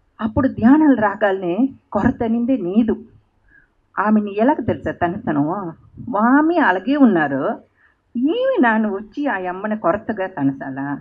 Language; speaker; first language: Telugu; early bilingual, heritage; Telugu